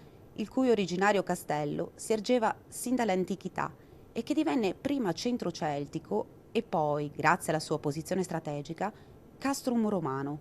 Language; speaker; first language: Italian; native; Italian